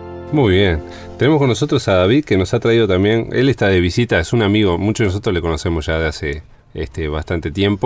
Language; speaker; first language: Spanish; native; Spanish